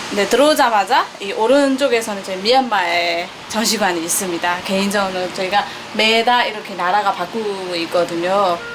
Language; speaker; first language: Korean; non-native, learner; Burmese